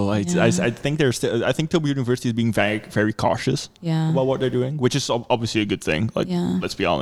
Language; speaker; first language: English; non-native, fluent; Dutch